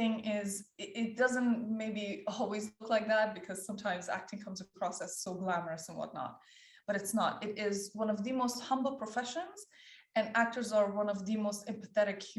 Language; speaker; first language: English; early bilingual, other home language; Persian